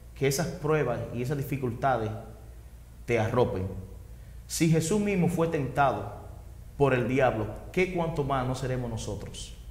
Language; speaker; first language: Spanish; native; Spanish